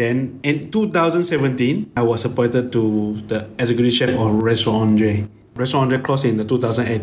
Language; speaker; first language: English; non-native, local second language; Chinese